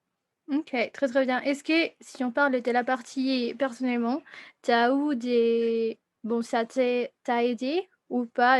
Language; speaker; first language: French; non-native, fluent; Spanish